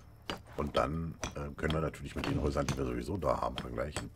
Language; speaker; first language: German; native; German